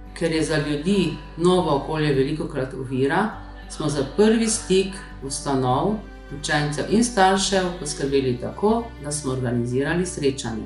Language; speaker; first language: Slovenian; native; Slovenian